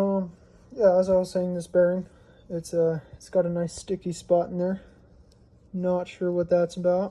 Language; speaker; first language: English; native; English